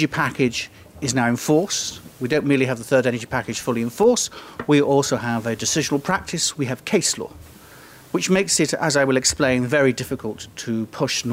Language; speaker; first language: English; native; English